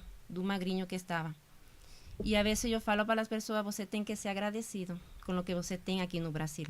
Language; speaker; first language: Portuguese; non-native, fluent; Spanish